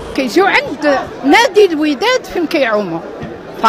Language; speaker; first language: Arabic; native; Arabic